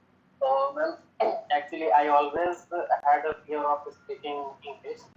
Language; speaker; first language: English; non-native, learner; Hindi